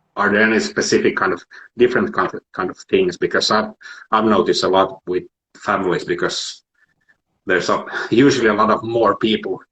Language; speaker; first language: English; non-native, fluent; Finnish